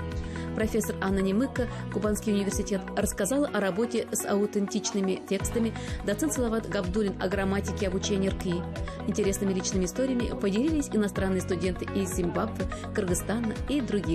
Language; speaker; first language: Russian; native; Russian